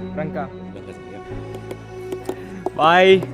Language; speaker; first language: Hindi; non-native, local second language; Telugu